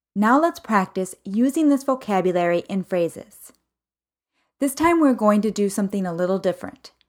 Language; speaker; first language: English; native; English